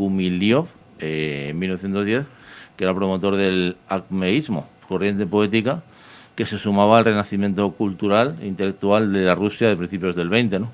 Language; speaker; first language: Spanish; native; Spanish